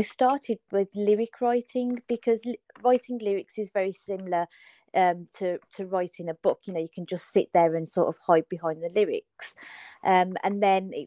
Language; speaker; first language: English; native; English